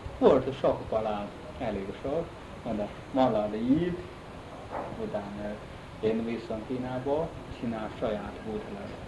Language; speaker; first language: Hungarian; non-native, learner; Chinese